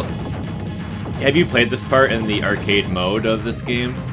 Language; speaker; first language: English; native; English